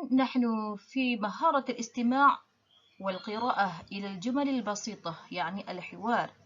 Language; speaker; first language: Arabic; non-native, learner; Malay